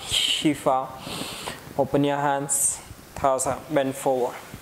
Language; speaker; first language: English; non-native, local second language; Hindi